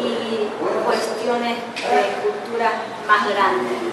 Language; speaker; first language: Spanish; early bilingual, heritage; English